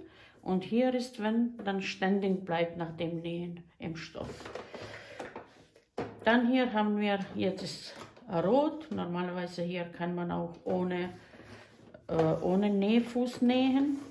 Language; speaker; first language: German; non-native, fluent; Bosnian